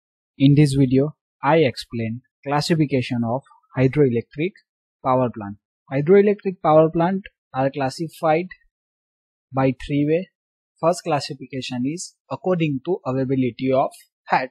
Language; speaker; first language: English; non-native, local second language; Gujarati